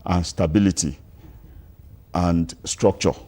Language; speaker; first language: English; non-native, local second language; Yoruba